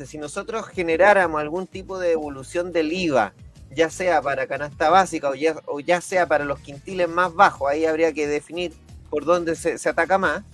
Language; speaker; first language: Spanish; native; Spanish